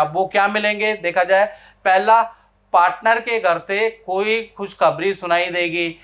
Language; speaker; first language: Hindi; native; Hindi